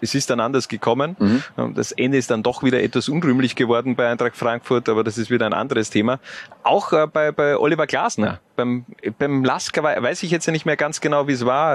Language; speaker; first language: German; native; German